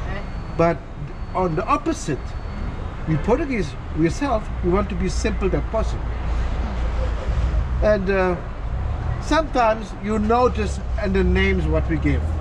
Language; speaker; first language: English; non-native, fluent; Portuguese